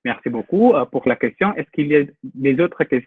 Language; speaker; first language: French; non-native, fluent; Indonesian